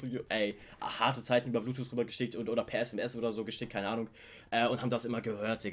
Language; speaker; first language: German; native; German